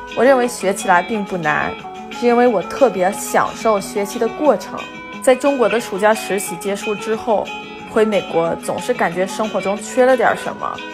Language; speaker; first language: Chinese; non-native, fluent; English